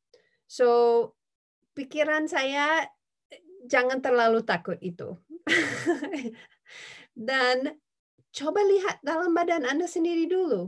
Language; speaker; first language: Indonesian; non-native, fluent; English